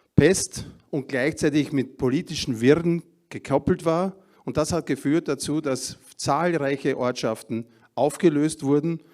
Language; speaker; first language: German; native; German